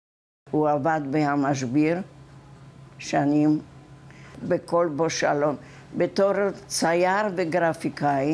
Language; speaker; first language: Hebrew; non-native, fluent; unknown